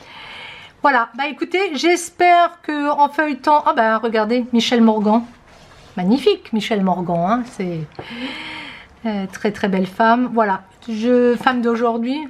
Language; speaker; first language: French; native; French